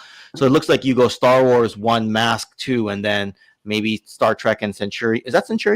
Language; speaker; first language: English; native; English